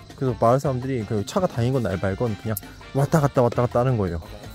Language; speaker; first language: Korean; native; Korean